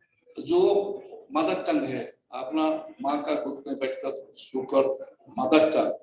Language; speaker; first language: Hindi; non-native, learner; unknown